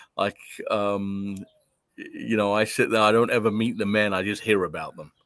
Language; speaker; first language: English; native; English